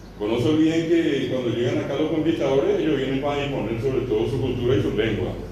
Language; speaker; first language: Spanish; non-native, local second language; Guarani